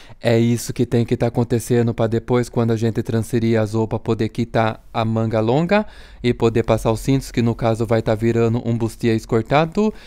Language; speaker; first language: Portuguese; native; Portuguese